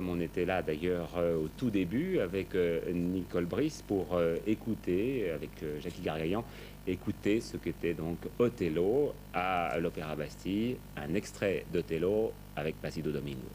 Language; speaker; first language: French; native; French